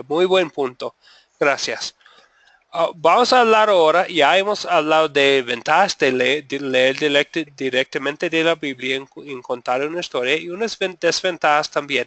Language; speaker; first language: Spanish; non-native, fluent; English